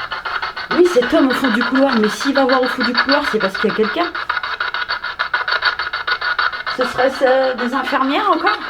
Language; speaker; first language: French; native; French